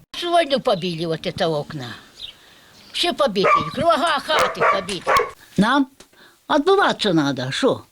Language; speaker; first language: Ukrainian; native; Ukrainian